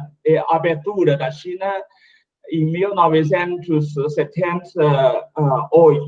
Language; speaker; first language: Portuguese; non-native, fluent; Chinese